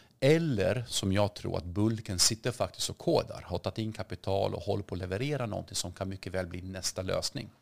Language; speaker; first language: Swedish; early bilingual, other home language; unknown